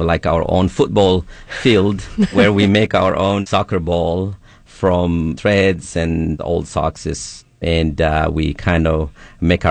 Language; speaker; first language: English; non-native, fluent; Sidamo